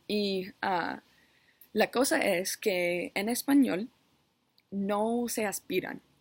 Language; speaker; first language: Spanish; non-native, learner; English